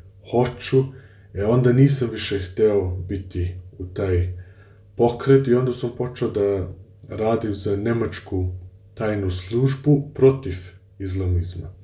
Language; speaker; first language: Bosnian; early bilingual, heritage; Bosnian